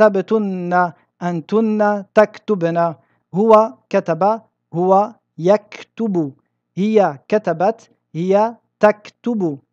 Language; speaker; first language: Arabic; non-native, fluent; French